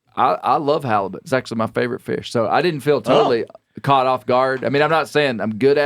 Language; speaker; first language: English; native; English